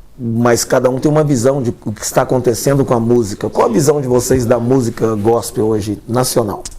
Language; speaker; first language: Portuguese; native; Portuguese